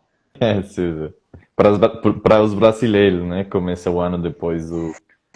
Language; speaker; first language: Portuguese; non-native, learner; Spanish